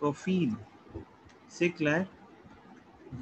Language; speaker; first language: French; non-native, learner; Hindi